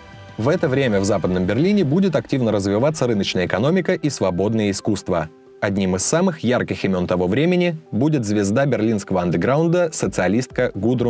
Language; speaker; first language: Russian; native; Russian